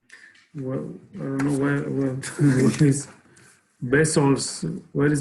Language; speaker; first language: English; non-native, learner; Spanish